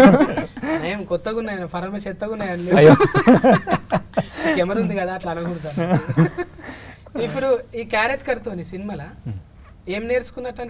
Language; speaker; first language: Telugu; native; Telugu